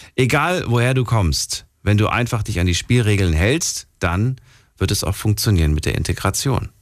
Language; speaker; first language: German; native; German